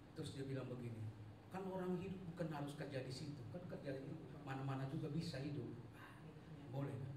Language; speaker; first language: Indonesian; non-native, local second language; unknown